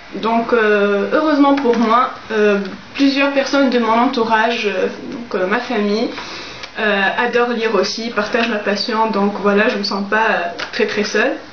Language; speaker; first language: French; non-native, local second language; Arabic